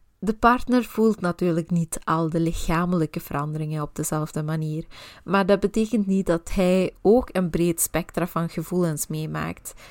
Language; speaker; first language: Dutch; non-native, local second language; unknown